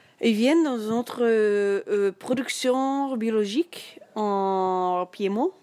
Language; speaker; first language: French; non-native, learner; German